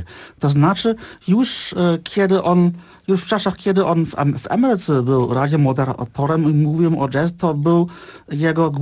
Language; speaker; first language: Polish; non-native, fluent; German